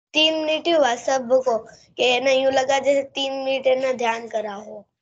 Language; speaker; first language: Hindi; native; Hindi